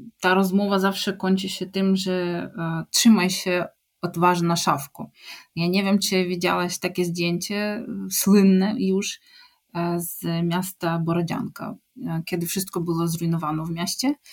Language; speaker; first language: Polish; non-native, fluent; Ukrainian